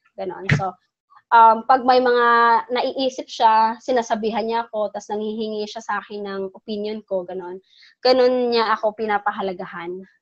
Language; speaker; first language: Filipino; non-native, local second language; Cebuano